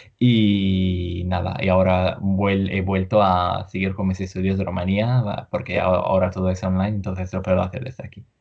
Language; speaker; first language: Spanish; non-native, fluent; Arabic